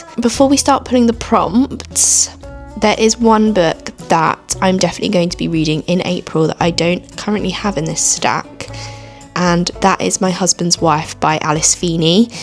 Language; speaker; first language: English; native; English